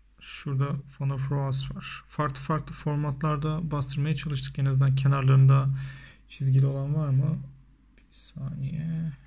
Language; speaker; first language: Turkish; native; Turkish